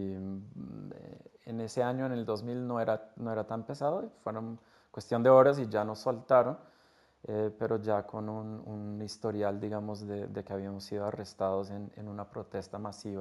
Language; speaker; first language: Spanish; non-native, fluent; English